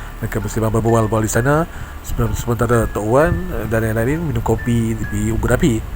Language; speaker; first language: Malay; native; Malay